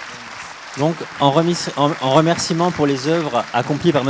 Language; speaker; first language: French; native; French